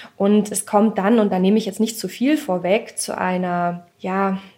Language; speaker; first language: German; native; German